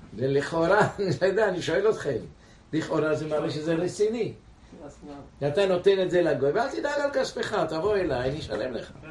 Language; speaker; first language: Hebrew; non-native, fluent; English